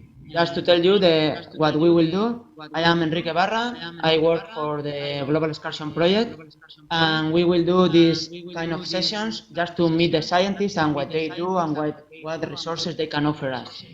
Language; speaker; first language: English; non-native, fluent; Spanish